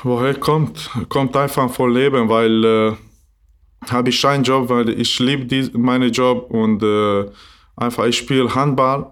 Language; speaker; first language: German; non-native, learner; Bosnian